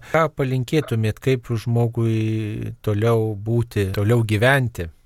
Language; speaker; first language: Lithuanian; native; Lithuanian